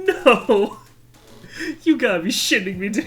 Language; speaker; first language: English; native; English